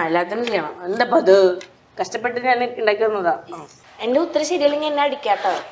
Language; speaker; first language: Malayalam; native; Malayalam